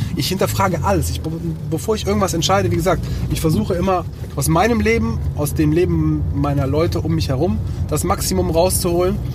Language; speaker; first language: German; early bilingual, other home language; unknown